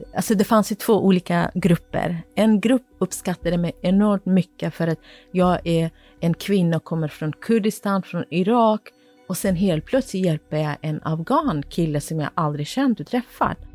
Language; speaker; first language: Swedish; non-native, fluent; Kurdish